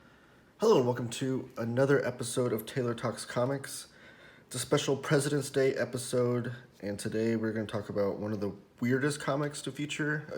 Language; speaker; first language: English; native; English